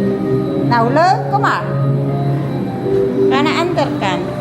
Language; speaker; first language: Dutch; non-native, learner; Filipino